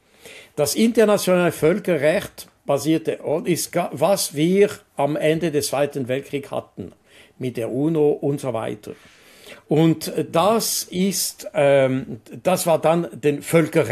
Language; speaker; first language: German; non-native, local second language; French